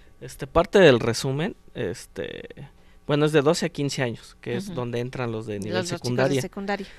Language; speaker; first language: Spanish; native; Spanish